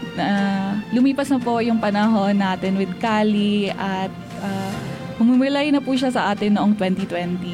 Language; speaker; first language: Filipino; non-native, local second language; Cebuano